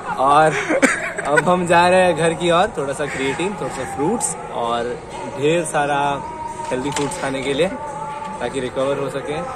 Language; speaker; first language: Hindi; non-native, local second language; Odia